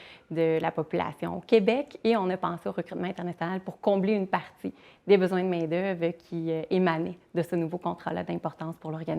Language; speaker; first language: French; native; French